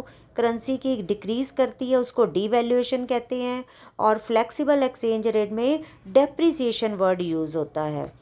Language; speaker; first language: Hindi; non-native, local second language; Punjabi